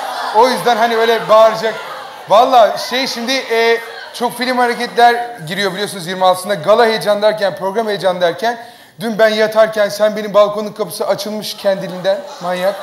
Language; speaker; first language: Turkish; native; Turkish